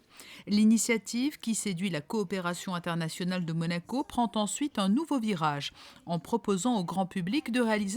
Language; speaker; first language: French; native; French